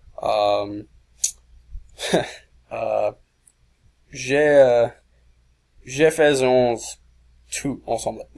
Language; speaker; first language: French; non-native, learner; English